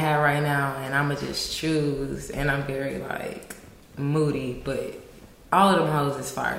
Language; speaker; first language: English; native; English